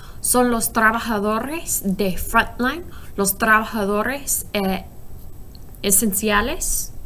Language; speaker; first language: Spanish; non-native, learner; English